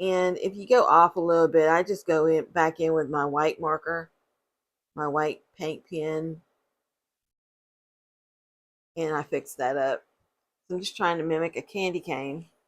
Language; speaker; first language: English; native; English